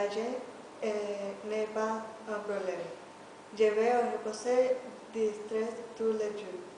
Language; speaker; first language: French; non-native, learner; Spanish